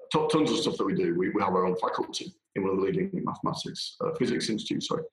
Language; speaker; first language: English; native; English